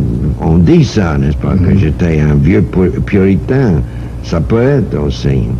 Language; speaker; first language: French; non-native, fluent; English